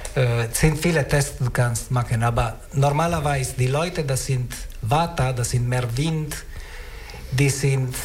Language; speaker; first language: German; non-native, learner; Italian